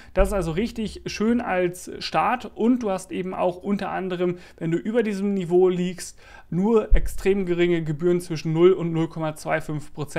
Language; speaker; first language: German; native; German